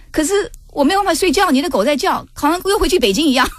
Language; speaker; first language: Chinese; early bilingual, heritage; Chinese